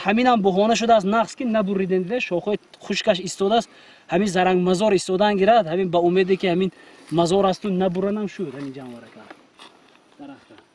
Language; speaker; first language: Tajik; native; Tajik